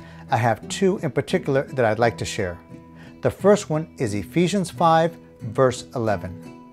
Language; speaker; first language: English; early bilingual, other home language; Spanish